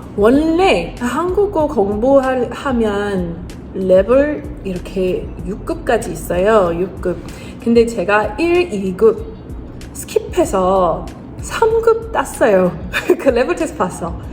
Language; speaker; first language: Korean; non-native, fluent; English